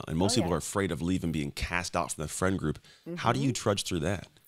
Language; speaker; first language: English; native; English